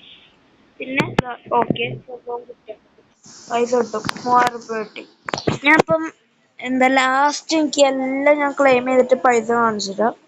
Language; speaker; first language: Malayalam; native; Malayalam